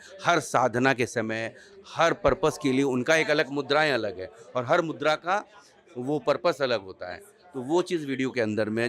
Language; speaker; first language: Hindi; native; Hindi